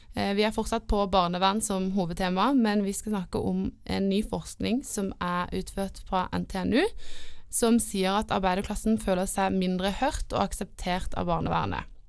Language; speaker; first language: Norwegian; native; Norwegian